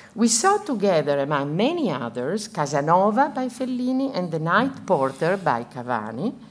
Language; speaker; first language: English; non-native, fluent; Italian